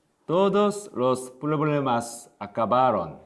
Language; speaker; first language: Spanish; non-native, learner; Korean